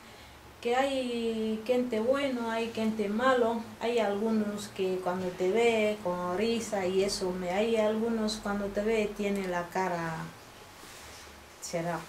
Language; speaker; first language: Spanish; non-native, fluent; Bambara